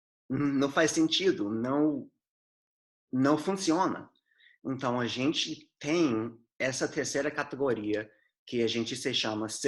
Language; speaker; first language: Portuguese; non-native, fluent; English